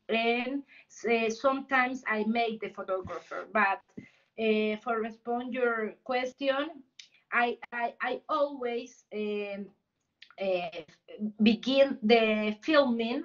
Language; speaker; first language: English; non-native, learner; Spanish